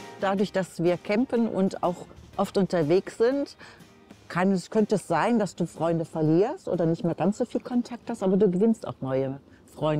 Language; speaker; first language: German; native; German